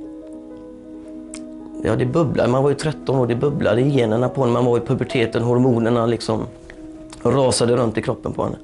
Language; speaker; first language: Swedish; native; Swedish